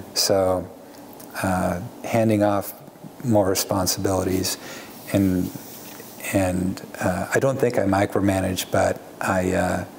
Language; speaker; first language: English; native; English